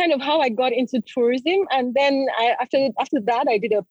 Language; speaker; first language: English; non-native, local second language; Yoruba